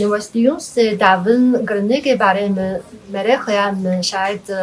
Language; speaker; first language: Hindi; non-native, fluent; Chinese